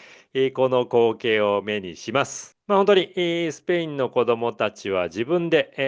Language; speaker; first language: Japanese; native; Japanese